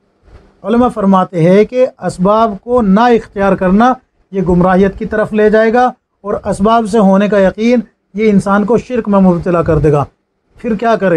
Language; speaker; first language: Urdu; native; Urdu